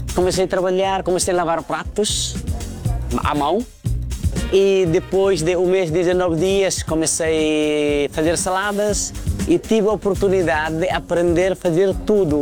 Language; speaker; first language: Portuguese; non-native, fluent; Nepali